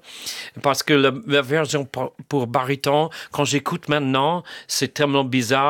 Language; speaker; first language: French; non-native, fluent; English